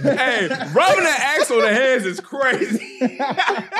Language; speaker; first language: English; native; English